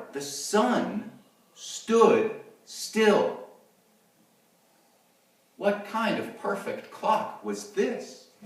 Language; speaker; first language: English; native; English